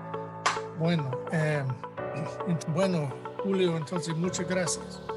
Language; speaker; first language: Spanish; non-native, fluent; English